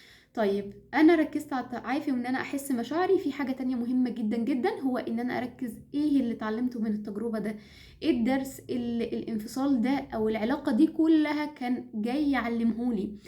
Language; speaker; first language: Arabic; native; Arabic